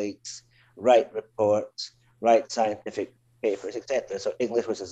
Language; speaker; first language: English; native; English